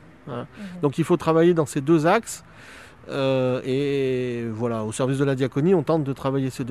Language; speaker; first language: French; native; French